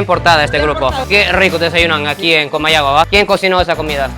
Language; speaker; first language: Spanish; non-native, fluent; English